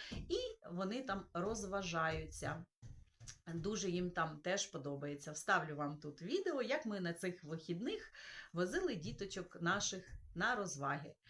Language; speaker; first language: Ukrainian; non-native, local second language; Russian